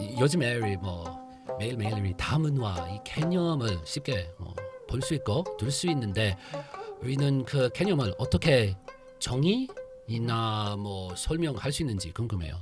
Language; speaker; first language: Korean; non-native, learner; English